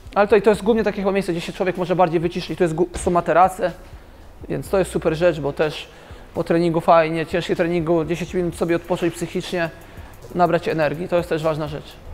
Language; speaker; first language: Polish; native; Polish